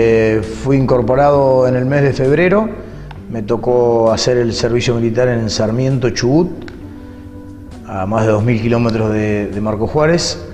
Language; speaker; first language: Spanish; native; Spanish